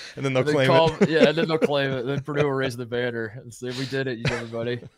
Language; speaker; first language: English; native; English